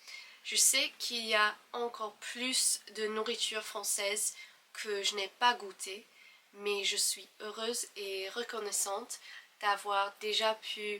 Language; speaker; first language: French; non-native, fluent; English